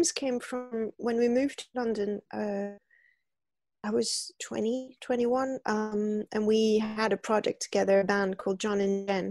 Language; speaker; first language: English; non-native, fluent; French